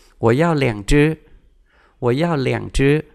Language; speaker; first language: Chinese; non-native, fluent; Vietnamese